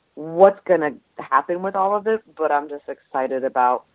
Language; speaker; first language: English; early bilingual, other home language; Polish